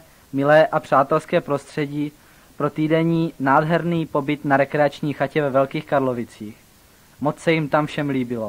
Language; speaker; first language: Czech; native; Czech